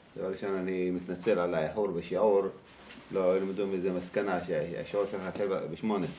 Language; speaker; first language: Hebrew; native; Hebrew